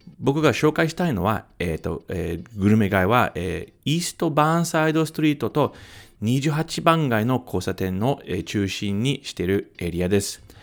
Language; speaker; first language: Japanese; non-native, fluent; English